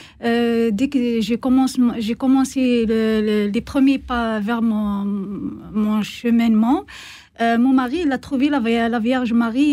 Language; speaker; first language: French; non-native, learner; Kabyle